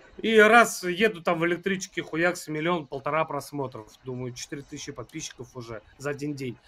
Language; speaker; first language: Russian; native; Russian